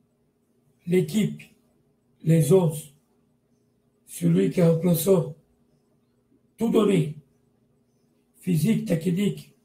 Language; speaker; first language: French; non-native, learner; Portuguese